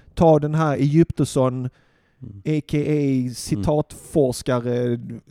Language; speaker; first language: Swedish; early bilingual, other home language; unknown